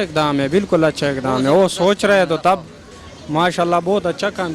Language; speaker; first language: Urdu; non-native, local second language; Pashto